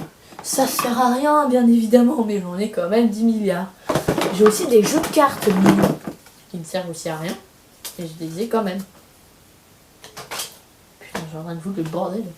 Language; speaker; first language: French; native; French